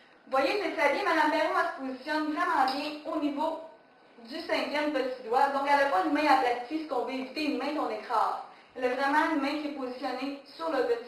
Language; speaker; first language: French; native; French